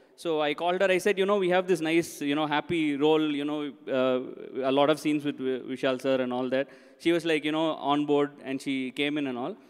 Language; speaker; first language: English; non-native, local second language; Tamil